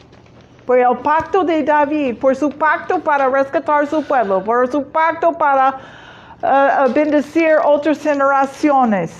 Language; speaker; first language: Spanish; non-native, fluent; English